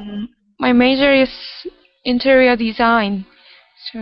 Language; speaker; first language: English; non-native, learner; Korean